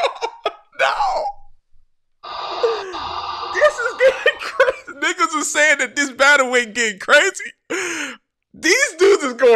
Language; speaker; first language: English; native; English